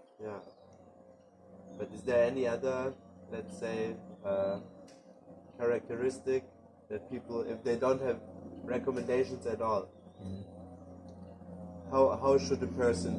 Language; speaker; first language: English; non-native, fluent; German